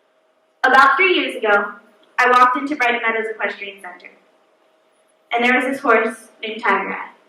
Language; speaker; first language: English; native; English